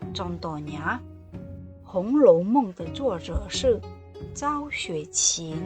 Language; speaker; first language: Chinese; non-native, fluent; Indonesian